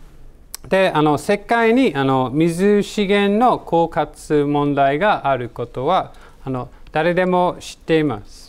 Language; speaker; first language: Japanese; non-native, learner; English